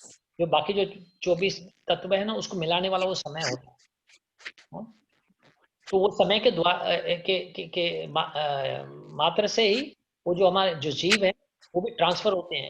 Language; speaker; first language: Hindi; native; Hindi